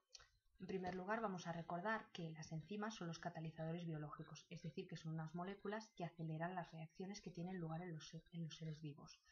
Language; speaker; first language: Spanish; native; Spanish